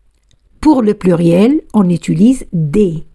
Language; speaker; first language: French; non-native, fluent; Spanish